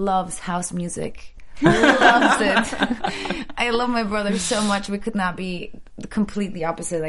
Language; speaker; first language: English; early bilingual, other home language; Polish